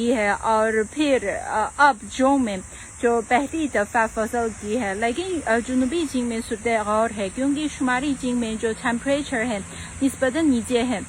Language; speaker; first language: Urdu; non-native, fluent; Chinese